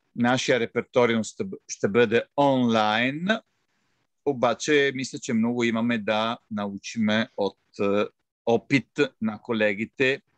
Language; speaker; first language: Bulgarian; non-native, fluent; Italian